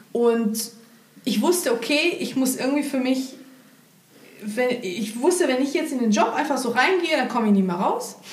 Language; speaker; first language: German; early bilingual, other home language; Portuguese